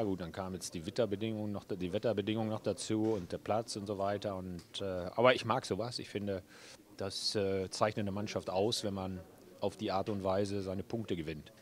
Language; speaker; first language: German; native; German